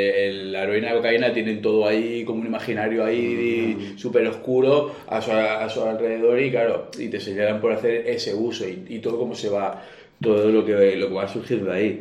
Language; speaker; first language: Spanish; native; Spanish